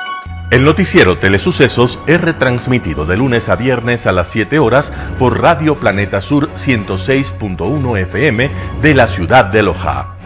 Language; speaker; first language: Spanish; native; Spanish